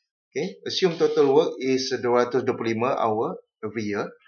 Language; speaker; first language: English; non-native, local second language; Malay